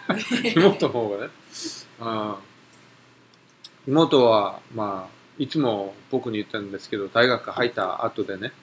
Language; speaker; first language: Japanese; non-native, fluent; Korean